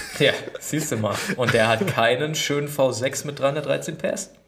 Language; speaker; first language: German; native; German